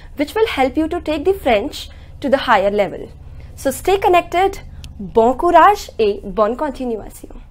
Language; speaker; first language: English; non-native, local second language; Hindi